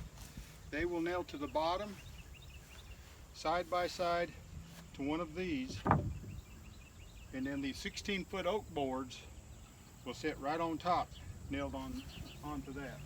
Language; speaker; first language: English; native; English